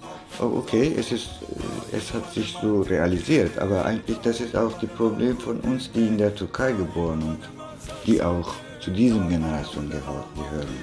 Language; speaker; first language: German; non-native, fluent; Zaza